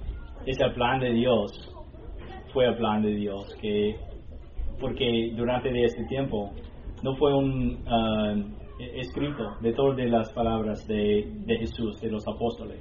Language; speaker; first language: Spanish; non-native, learner; English